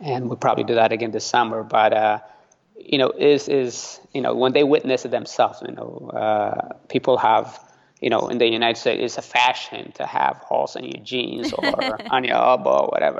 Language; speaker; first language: English; early bilingual, other home language; Tigrinya